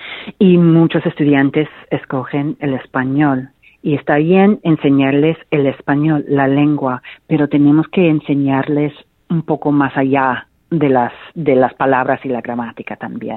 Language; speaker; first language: Spanish; non-native, fluent; English